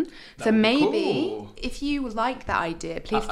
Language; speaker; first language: English; native; English